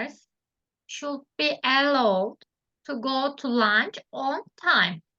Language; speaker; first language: English; non-native, learner; Turkish